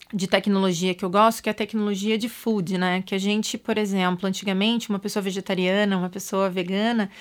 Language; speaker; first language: Portuguese; native; Portuguese